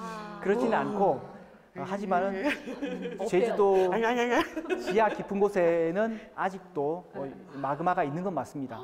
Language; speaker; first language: Korean; native; Korean